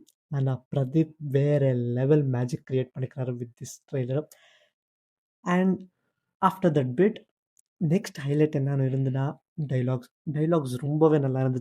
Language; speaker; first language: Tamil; non-native, learner; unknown